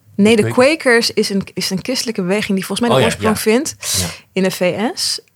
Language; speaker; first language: Dutch; early bilingual, other home language; Arabic